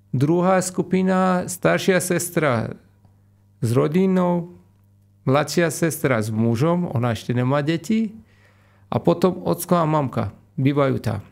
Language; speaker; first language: Slovak; non-native, fluent; Persian